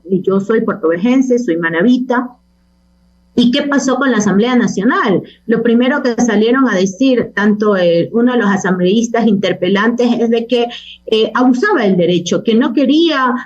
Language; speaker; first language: Spanish; native; Spanish